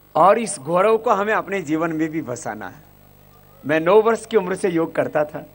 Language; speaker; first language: Hindi; native; Hindi